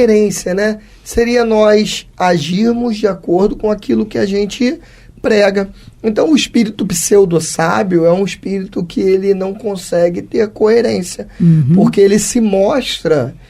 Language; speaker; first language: Portuguese; native; Portuguese